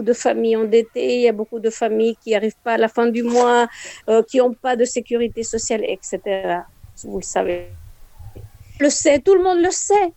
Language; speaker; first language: French; non-native, fluent; Spanish